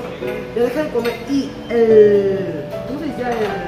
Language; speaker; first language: Spanish; non-native, learner; Korean